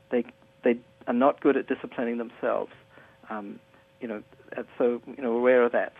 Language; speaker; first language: English; native; English